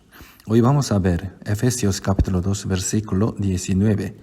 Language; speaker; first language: Spanish; non-native, fluent; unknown